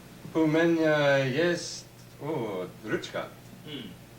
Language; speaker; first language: Russian; non-native, learner; English